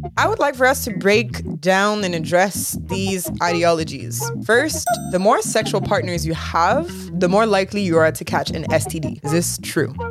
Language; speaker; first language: English; native; English